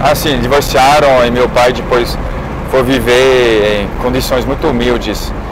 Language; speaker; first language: Portuguese; non-native, fluent; French